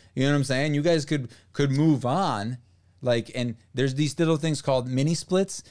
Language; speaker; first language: English; non-native, fluent; Portuguese